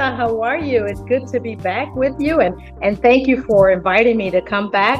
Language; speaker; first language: English; early bilingual, other home language; Spanish